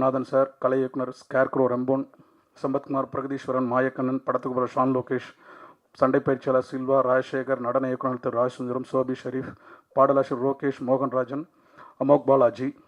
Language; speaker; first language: Tamil; native; Tamil